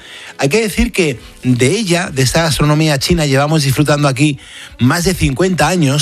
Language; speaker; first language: Spanish; native; Spanish